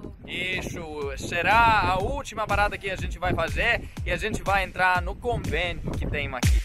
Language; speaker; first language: Portuguese; non-native, fluent; Greek